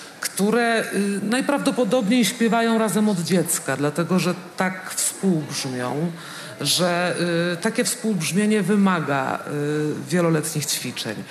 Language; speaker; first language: Polish; native; Polish